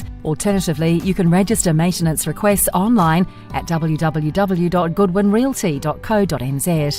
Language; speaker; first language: English; native; English